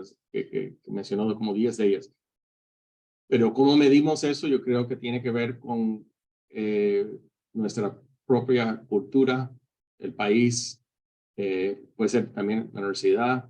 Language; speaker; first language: Spanish; early bilingual, heritage; Spanish